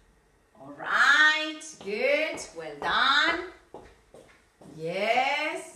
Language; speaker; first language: English; non-native, fluent; Spanish